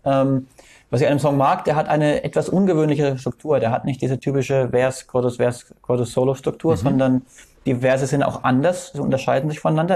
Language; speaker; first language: German; native; German